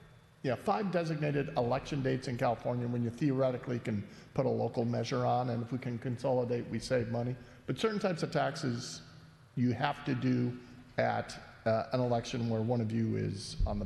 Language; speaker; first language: English; native; English